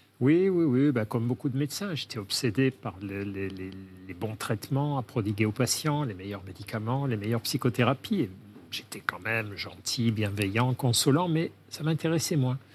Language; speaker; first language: French; native; French